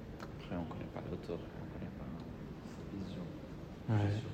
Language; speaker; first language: French; non-native, learner; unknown